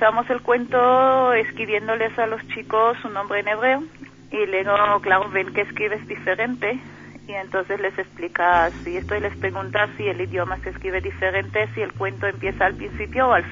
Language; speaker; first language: Spanish; non-native, fluent; Hebrew